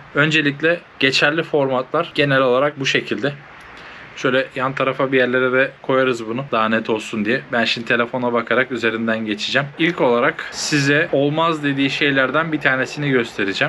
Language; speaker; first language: Turkish; native; Turkish